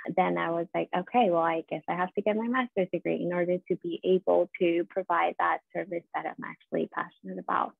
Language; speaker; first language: English; non-native, fluent; Persian